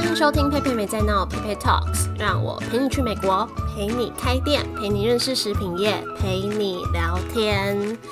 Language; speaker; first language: Chinese; native; Chinese